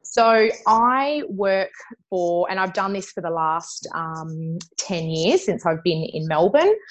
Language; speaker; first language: English; native; English